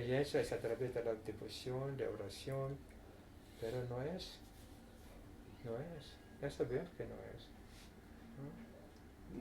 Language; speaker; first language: Spanish; non-native, fluent; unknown